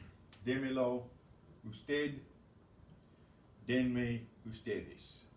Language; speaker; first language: Spanish; non-native, fluent; English